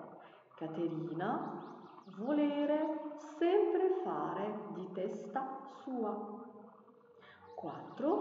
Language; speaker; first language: Italian; non-native, fluent; Arabic